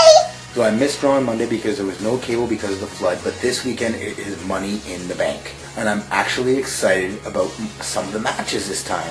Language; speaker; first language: English; native; English